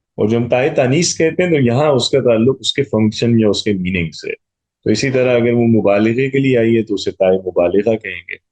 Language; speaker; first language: Urdu; non-native, local second language; Punjabi